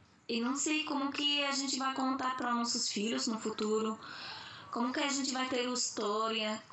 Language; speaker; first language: Portuguese; non-native, fluent; Arabic